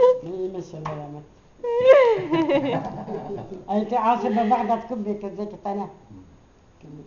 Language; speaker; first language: Hebrew; non-native, learner; Arabic